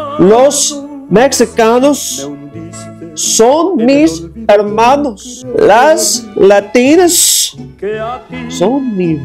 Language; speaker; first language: Spanish; non-native, learner; English